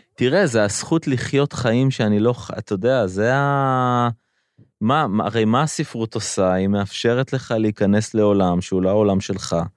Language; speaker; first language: Hebrew; native; Hebrew